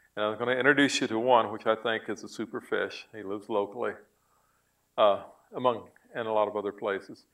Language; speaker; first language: English; native; English